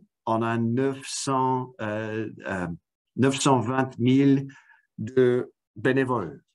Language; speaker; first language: French; non-native, fluent; English